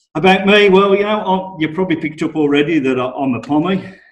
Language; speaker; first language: English; native; English